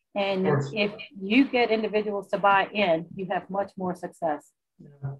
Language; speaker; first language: English; native; English